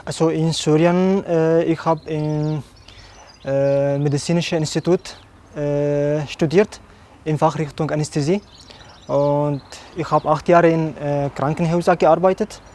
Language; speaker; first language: German; non-native, learner; Arabic